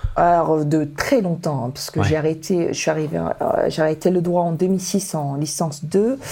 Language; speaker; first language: French; early bilingual, other home language; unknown